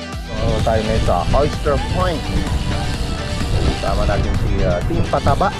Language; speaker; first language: Filipino; native; Filipino